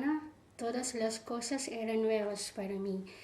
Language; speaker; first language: Spanish; non-native, learner; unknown